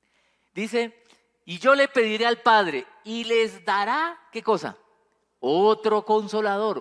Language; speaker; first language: Spanish; native; Spanish